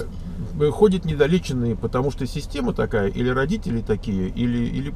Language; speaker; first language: Russian; native; Russian